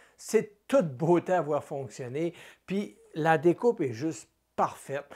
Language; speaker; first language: French; native; French